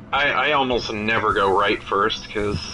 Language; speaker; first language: English; native; English